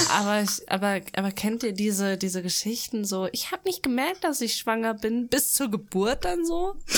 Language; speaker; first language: German; early bilingual, other home language; Russian